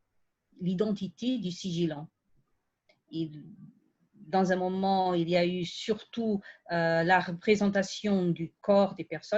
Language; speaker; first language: French; non-native, fluent; Portuguese